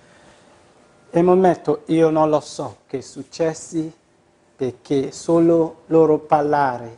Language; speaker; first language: Italian; non-native, learner; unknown